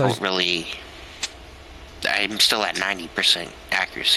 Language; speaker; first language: English; native; English